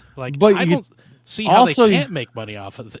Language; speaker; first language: English; native; English